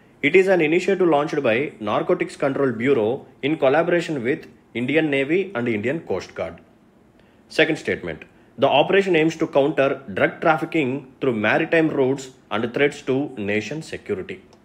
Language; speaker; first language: English; non-native, local second language; Telugu